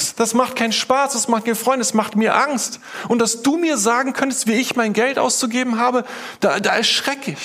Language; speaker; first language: German; native; German